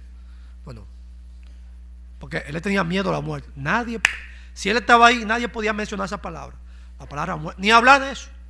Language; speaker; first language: Spanish; native; Spanish